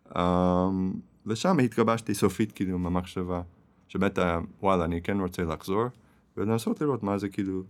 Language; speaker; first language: Hebrew; non-native, fluent; English